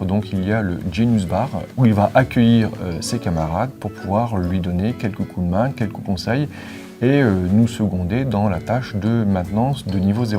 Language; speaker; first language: French; native; French